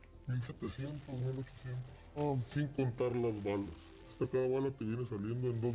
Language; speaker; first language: Spanish; native; Spanish